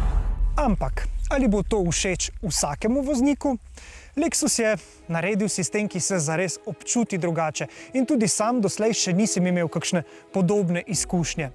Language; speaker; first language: Slovenian; native; Slovenian